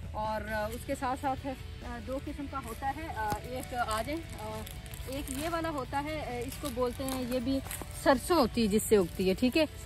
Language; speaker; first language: Urdu; non-native, local second language; Punjabi